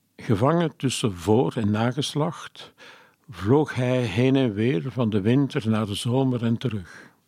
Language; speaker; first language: Dutch; non-native, local second language; French